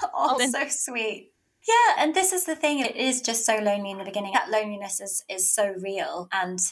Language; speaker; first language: English; native; English